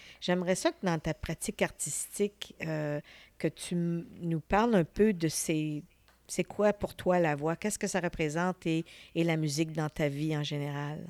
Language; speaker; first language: French; native; French